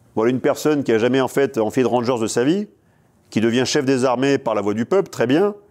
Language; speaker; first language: French; native; French